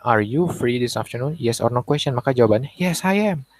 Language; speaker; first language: English; non-native, fluent; Indonesian